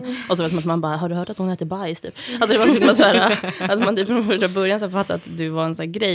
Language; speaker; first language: Swedish; native; Swedish